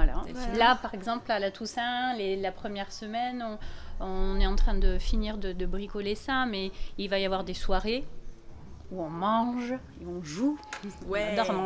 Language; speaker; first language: French; native; French